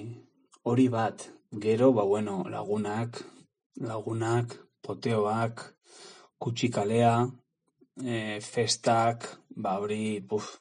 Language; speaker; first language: Basque; non-native, learner; Spanish